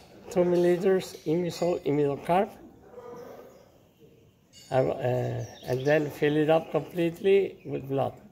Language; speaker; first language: English; non-native, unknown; Spanish